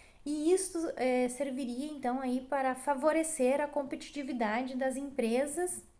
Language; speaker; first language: Portuguese; native; Portuguese